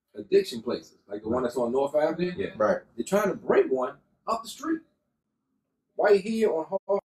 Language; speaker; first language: English; native; English